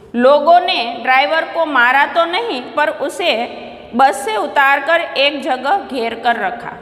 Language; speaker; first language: Hindi; non-native, local second language; Gujarati